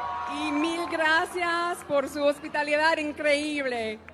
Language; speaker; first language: Spanish; non-native, learner; English